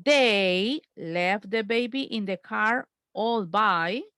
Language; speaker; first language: English; non-native, fluent; Spanish